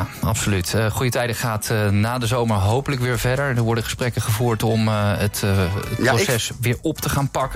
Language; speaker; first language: Dutch; native; Dutch